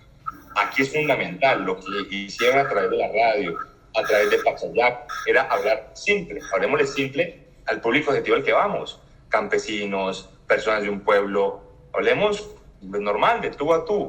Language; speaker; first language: Spanish; native; Spanish